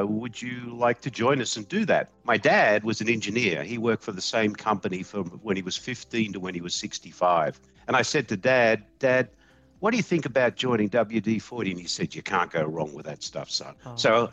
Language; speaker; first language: English; native; English